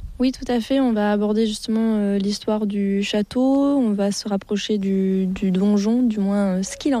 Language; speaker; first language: French; native; French